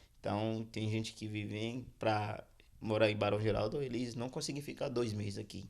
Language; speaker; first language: Portuguese; non-native, fluent; Haitian Creole